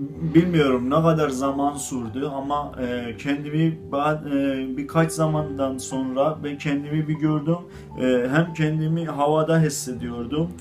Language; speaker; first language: Turkish; non-native, learner; Azerbaijani